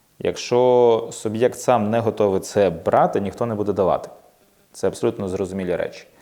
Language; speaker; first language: Ukrainian; non-native, local second language; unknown